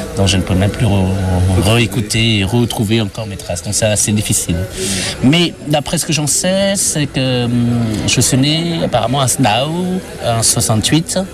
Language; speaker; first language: French; non-native, fluent; Khmer